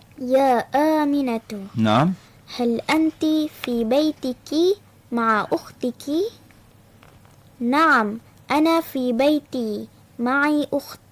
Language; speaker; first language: Arabic; non-native, learner; Malay